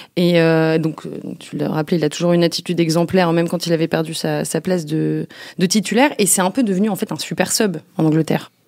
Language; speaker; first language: French; native; French